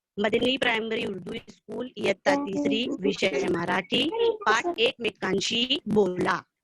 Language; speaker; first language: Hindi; non-native, local second language; Urdu